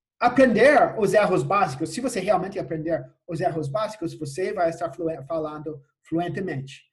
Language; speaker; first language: Portuguese; non-native, fluent; English